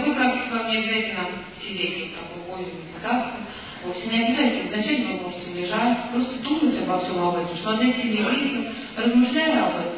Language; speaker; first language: Russian; native; Russian